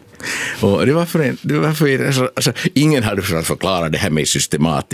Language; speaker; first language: Swedish; non-native, local second language; Finnish